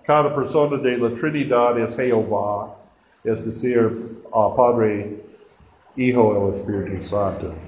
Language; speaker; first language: Spanish; non-native, learner; English